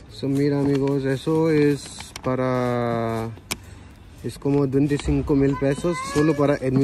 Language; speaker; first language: Spanish; non-native, learner; Hindi